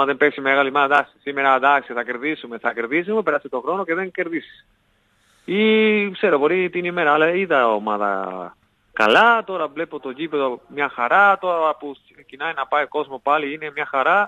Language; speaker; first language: Greek; non-native, learner; Spanish